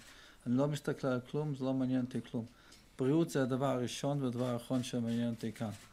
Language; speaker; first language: Hebrew; non-native, fluent; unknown